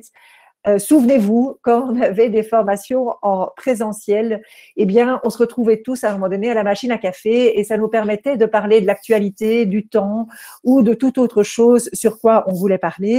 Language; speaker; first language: French; native; French